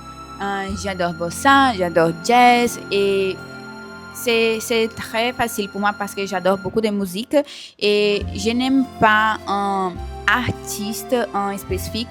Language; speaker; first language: French; non-native, learner; Portuguese